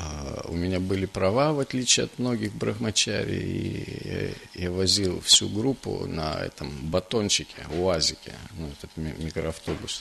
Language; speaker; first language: Russian; native; Russian